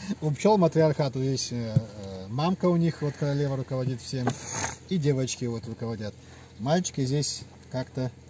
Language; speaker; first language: Russian; non-native, local second language; Adyghe